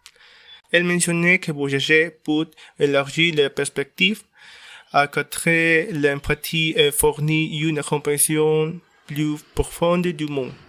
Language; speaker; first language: French; non-native, learner; Spanish